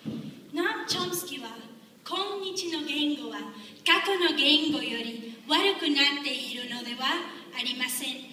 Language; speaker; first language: Japanese; non-native, learner; Spanish